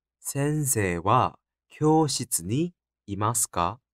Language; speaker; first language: Japanese; non-native, learner; Korean